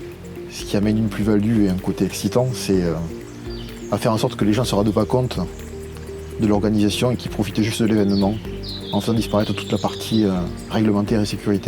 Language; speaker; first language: French; native; French